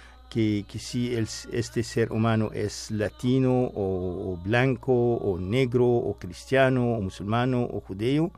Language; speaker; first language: Spanish; non-native, fluent; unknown